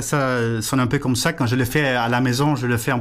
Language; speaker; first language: French; non-native, fluent; Spanish